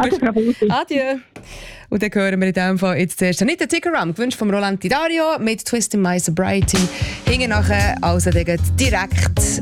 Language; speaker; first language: German; native; German